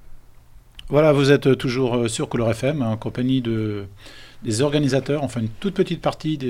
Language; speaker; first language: French; native; French